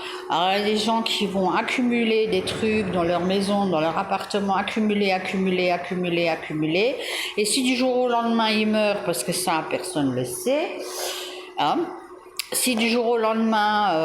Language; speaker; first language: French; native; French